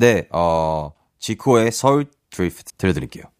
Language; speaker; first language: Korean; native; Korean